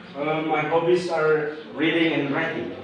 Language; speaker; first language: English; non-native, learner; Indonesian